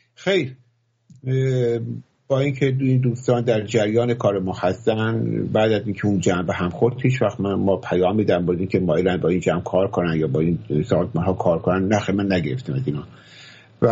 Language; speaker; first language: Persian; native; Persian